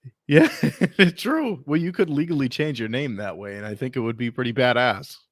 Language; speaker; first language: English; native; English